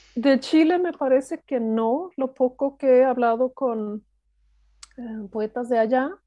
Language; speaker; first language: Spanish; non-native, fluent; Swedish